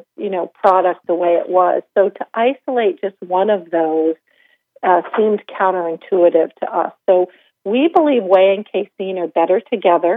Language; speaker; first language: English; native; English